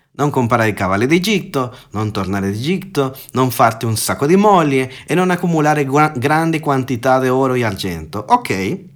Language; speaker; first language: Italian; non-native, fluent; Spanish